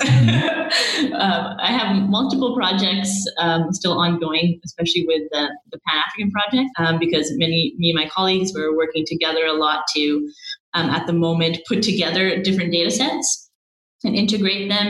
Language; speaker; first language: English; native; English